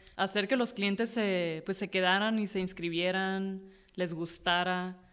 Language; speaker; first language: Spanish; native; Spanish